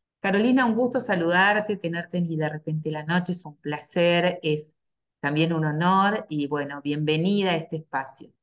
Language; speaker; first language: Spanish; native; Spanish